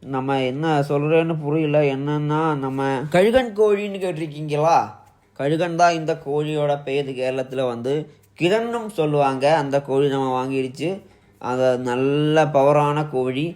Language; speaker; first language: Tamil; non-native, local second language; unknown